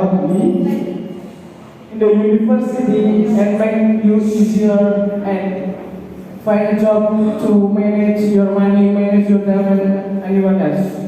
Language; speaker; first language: English; non-native, learner; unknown